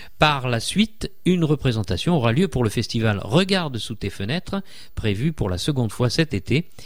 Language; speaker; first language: French; native; French